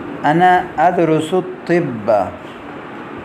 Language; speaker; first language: Arabic; non-native, fluent; Urdu